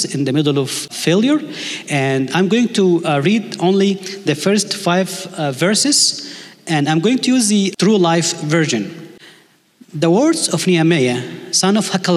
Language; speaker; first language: English; non-native, fluent; Arabic